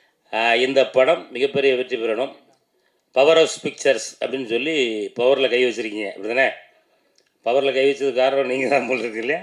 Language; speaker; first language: Tamil; native; Tamil